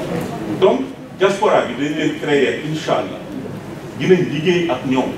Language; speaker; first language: French; non-native, local second language; Wolof